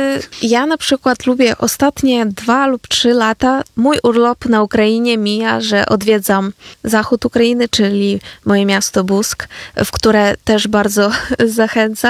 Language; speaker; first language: Polish; non-native, fluent; Ukrainian